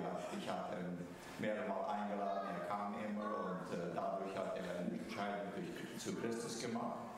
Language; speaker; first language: German; early bilingual, heritage; German